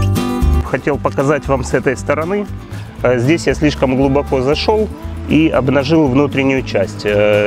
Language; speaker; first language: Russian; native; Russian